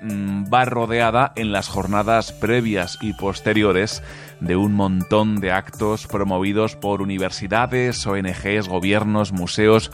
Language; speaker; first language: Spanish; native; Spanish